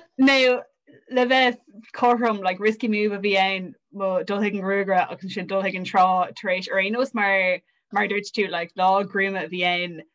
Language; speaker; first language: Irish; non-native, local second language; English